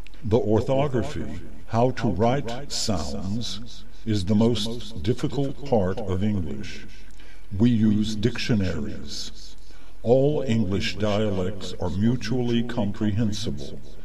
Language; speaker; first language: English; native; English